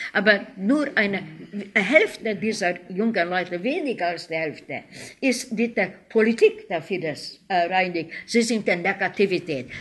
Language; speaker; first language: German; non-native, fluent; Hungarian